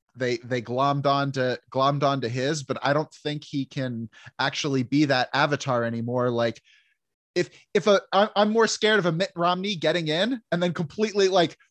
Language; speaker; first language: English; native; English